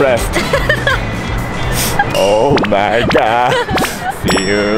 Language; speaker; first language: English; non-native, learner; Japanese